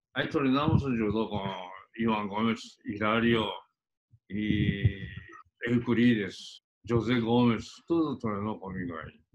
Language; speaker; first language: Portuguese; non-native, fluent; Japanese